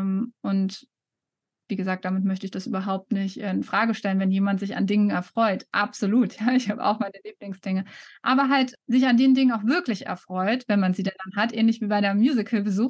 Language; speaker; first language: German; native; German